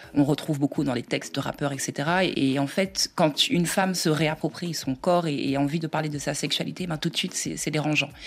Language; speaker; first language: French; native; French